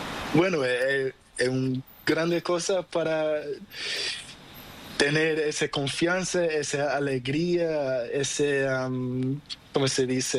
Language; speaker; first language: Spanish; non-native, learner; Portuguese